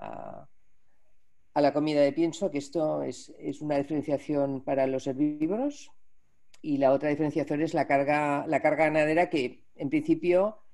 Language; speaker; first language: Spanish; native; Spanish